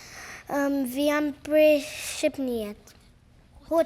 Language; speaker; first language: Albanian; early bilingual, other home language; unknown